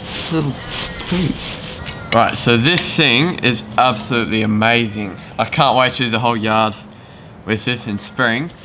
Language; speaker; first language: English; native; English